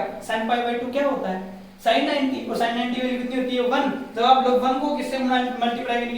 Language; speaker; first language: Hindi; native; Hindi